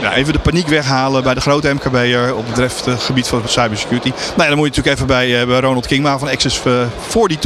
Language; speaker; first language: Dutch; native; Dutch